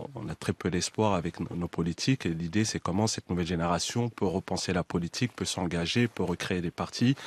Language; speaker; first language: French; native; French